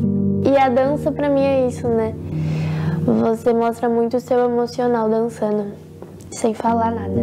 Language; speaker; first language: Portuguese; native; Portuguese